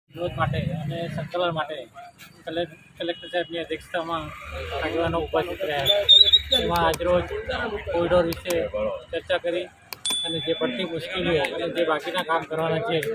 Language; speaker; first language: Gujarati; non-native, local second language; Bhili